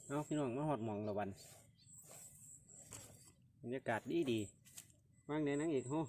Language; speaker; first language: Thai; non-native, local second language; Lao